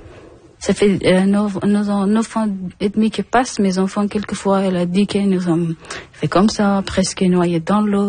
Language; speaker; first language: French; non-native, learner; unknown